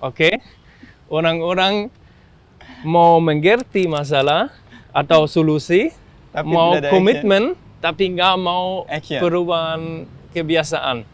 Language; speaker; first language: Indonesian; non-native, fluent; German